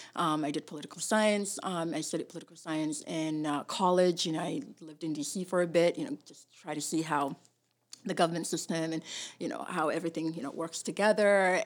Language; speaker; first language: English; early bilingual, other home language; Somali